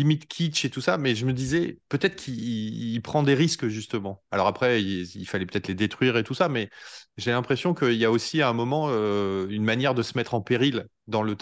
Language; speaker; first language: French; native; French